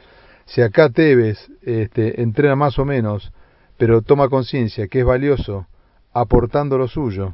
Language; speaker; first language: Spanish; native; Spanish